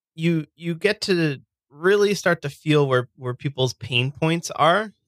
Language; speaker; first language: English; native; English